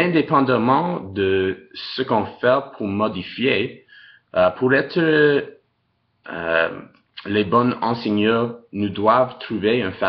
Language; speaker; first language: French; non-native, local second language; English